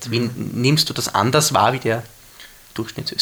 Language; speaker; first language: German; native; German